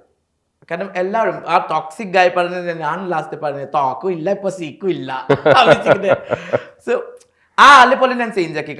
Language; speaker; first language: Malayalam; non-native, learner; Assamese